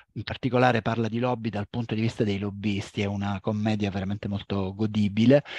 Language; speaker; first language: Italian; native; Italian